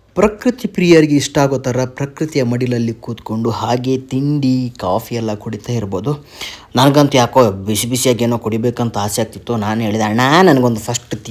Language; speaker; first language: Kannada; non-native, local second language; Tulu